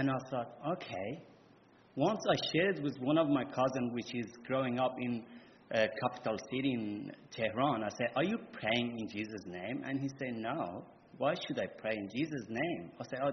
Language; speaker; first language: English; non-native, fluent; Persian